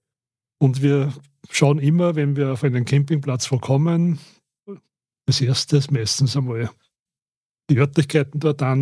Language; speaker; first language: German; native; German